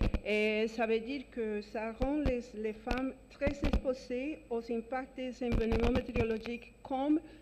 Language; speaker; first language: French; non-native, fluent; Spanish